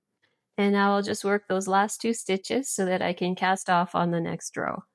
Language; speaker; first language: English; native; English